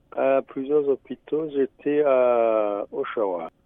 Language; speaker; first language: French; non-native, local second language; Rundi